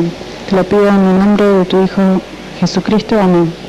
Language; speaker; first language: Spanish; native; Spanish